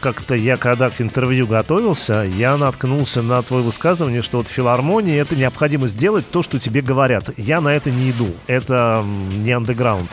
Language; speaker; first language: Russian; native; Russian